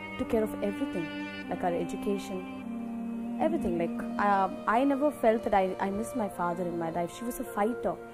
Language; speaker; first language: English; non-native, local second language; Telugu